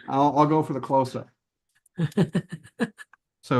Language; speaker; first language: English; native; English